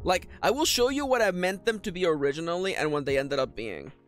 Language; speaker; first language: English; native; English